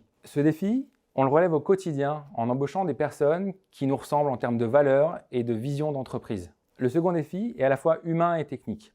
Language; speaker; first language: French; native; French